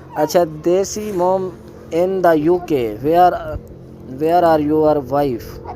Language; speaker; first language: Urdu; non-native, local second language; Saraiki